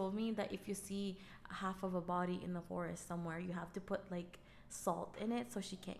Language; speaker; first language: English; non-native, local second language; Filipino